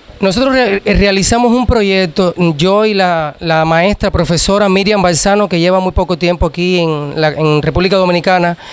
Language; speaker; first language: Spanish; native; Spanish